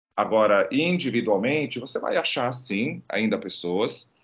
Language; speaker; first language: Portuguese; non-native, fluent; Croatian